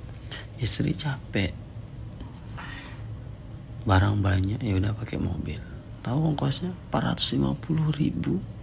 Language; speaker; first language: Indonesian; native; Indonesian